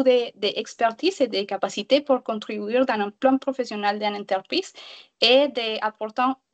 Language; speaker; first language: French; non-native, learner; Spanish